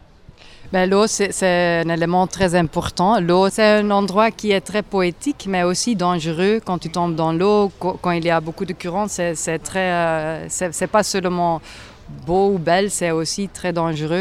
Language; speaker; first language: French; non-native, local second language; Dutch